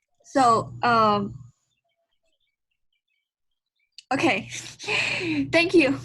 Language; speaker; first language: English; non-native, learner; Chinese